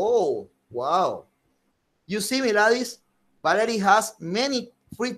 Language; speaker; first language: English; non-native, fluent; Spanish